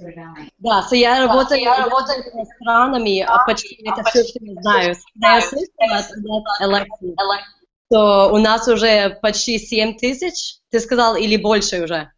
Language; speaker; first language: Russian; early bilingual, heritage; Russian